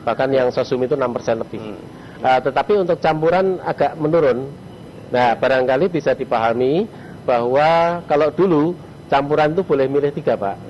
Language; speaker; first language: Indonesian; native; Indonesian